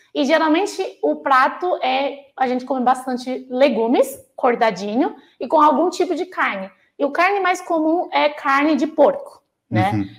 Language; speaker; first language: Portuguese; non-native, fluent; Chinese